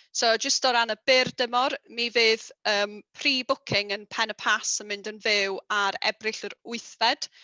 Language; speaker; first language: Welsh; native; Welsh